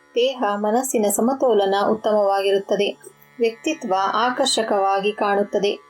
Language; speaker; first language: Kannada; native; Kannada